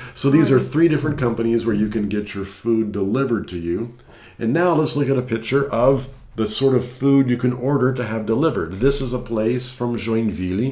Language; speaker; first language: English; native; English